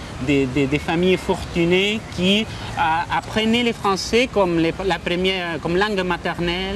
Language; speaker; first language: French; non-native, fluent; Spanish